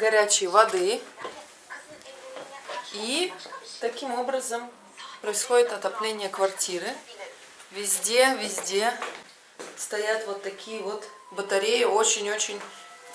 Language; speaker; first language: Russian; native; Russian